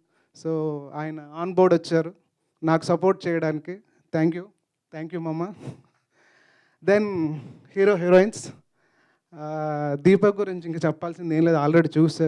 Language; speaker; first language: Telugu; native; Telugu